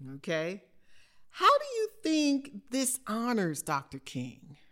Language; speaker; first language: English; native; English